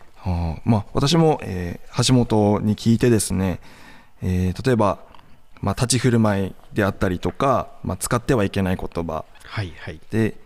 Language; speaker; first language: Japanese; native; Japanese